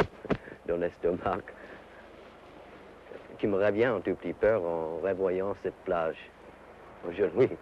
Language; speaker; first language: French; non-native, fluent; English